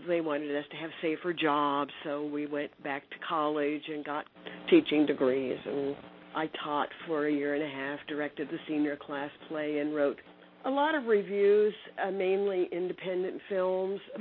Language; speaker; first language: English; native; English